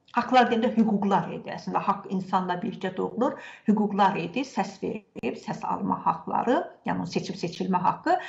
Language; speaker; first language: Azerbaijani; native; Azerbaijani